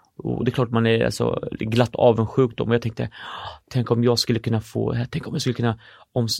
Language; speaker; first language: Swedish; early bilingual, other home language; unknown